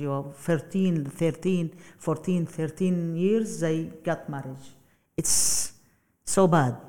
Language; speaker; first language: English; non-native, learner; Arabic